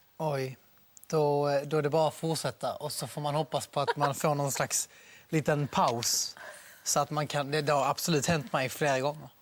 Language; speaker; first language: Swedish; native; Swedish